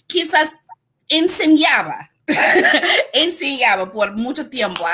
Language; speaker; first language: Spanish; non-native, learner; English